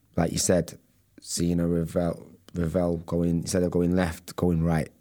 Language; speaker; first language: English; native; English